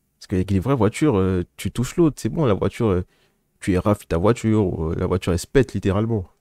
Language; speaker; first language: French; native; French